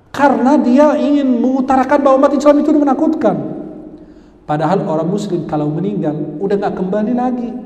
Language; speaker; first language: Indonesian; non-native, fluent; Arabic